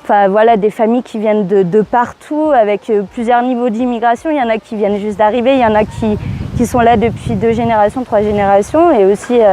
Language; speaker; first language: French; native; French